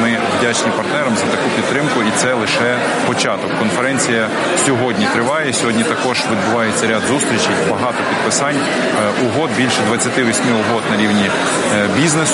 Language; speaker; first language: Ukrainian; native; Ukrainian